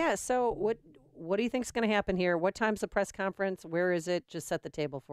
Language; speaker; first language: English; native; English